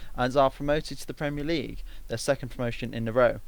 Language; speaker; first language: English; native; English